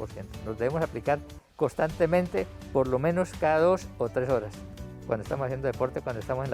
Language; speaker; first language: Spanish; native; Spanish